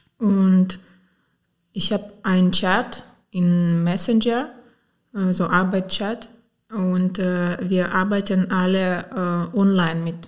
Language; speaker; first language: German; non-native, fluent; Ukrainian